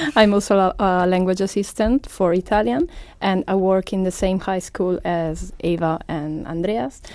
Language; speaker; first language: English; non-native, learner; Italian